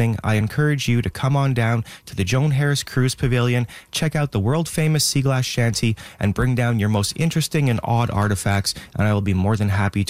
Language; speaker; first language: English; native; English